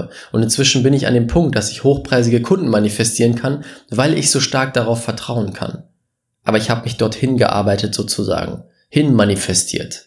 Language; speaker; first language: German; native; German